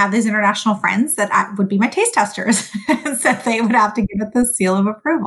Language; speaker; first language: English; early bilingual, other home language; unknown